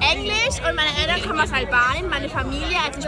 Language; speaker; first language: German; early bilingual, other home language; Albanian